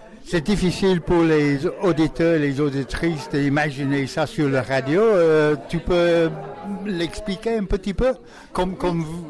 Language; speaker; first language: French; non-native, learner; English